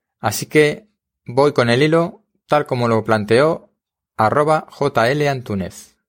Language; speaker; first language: Spanish; native; Spanish